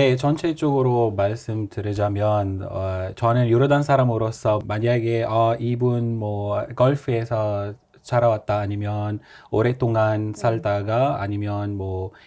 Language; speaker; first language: Korean; non-native, fluent; Arabic